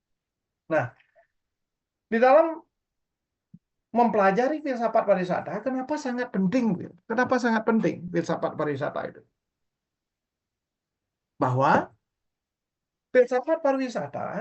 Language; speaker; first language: Indonesian; non-native, local second language; Balinese